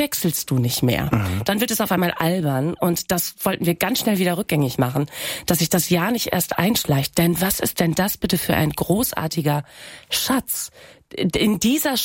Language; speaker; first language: German; non-native, local second language; Low German